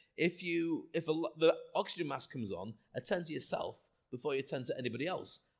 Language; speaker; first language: English; native; English